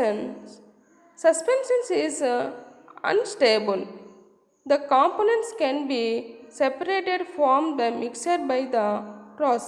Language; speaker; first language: English; non-native, local second language; Telugu